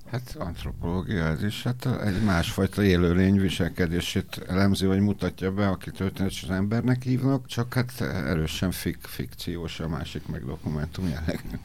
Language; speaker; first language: Hungarian; native; Hungarian